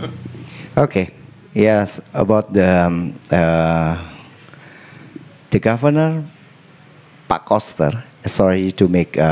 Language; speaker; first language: English; non-native, learner; Indonesian